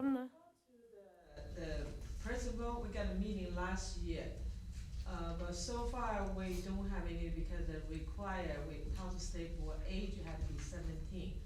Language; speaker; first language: English; non-native, learner; Chinese